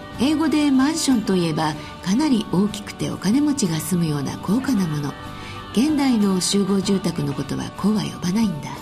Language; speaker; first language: Japanese; native; Japanese